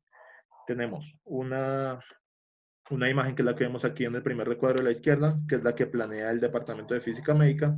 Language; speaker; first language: Spanish; native; Spanish